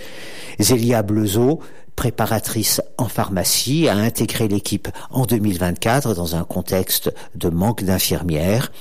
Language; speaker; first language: French; native; French